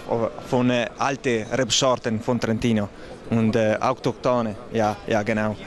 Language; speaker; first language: German; non-native, learner; Italian